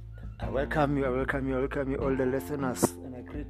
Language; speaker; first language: English; non-native, local second language; Tswana